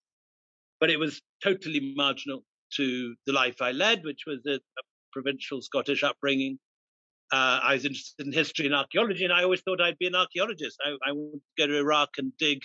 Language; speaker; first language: English; native; English